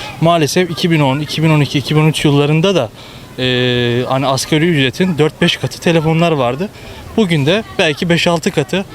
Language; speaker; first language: Turkish; native; Turkish